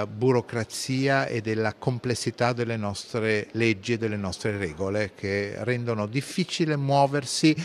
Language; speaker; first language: Italian; native; Italian